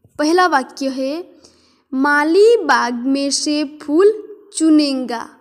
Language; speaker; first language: Hindi; non-native, local second language; Gujarati